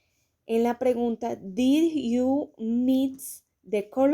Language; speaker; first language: English; non-native, learner; Spanish